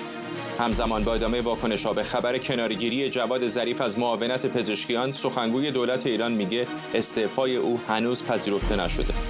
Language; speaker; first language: Persian; native; Persian